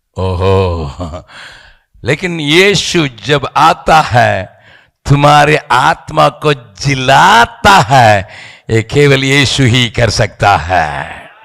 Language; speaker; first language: Hindi; non-native, local second language; Tamil